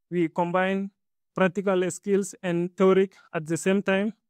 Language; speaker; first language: English; non-native, learner; Arabic